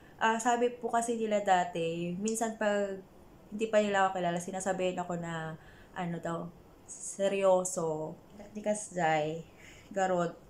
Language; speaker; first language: Filipino; non-native, local second language; Iloko